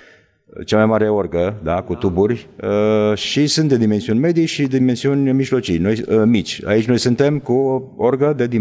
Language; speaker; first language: Romanian; native; Romanian